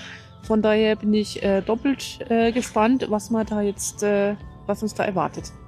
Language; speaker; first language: German; native; German